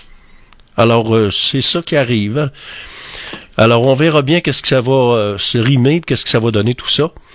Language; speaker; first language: French; native; French